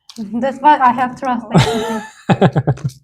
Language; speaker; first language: English; non-native, learner; Turkish